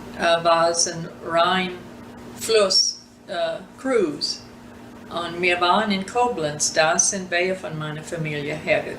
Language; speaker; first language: German; early bilingual, heritage; German